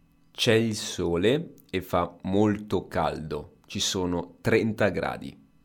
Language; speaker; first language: Italian; native; Italian